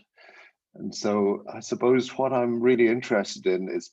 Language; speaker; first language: English; native; English